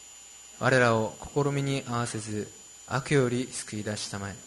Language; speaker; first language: Japanese; native; Japanese